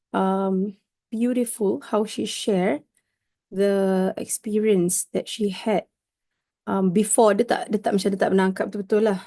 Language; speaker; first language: English; non-native, local second language; Malay